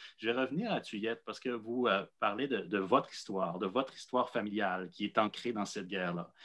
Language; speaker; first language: French; native; French